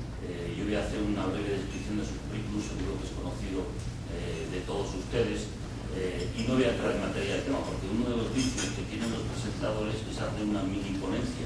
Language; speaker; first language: Spanish; native; Spanish